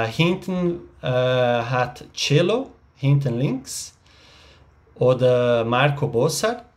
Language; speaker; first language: German; non-native, learner; Portuguese